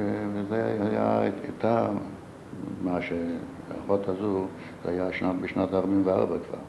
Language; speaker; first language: Hebrew; non-native, fluent; Yiddish